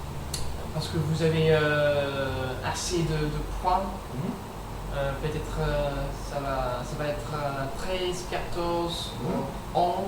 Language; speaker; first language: French; non-native, learner; English